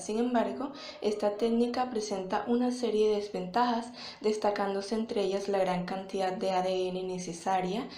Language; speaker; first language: Spanish; native; Spanish